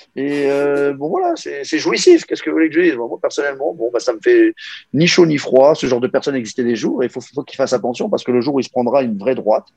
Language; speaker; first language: French; native; French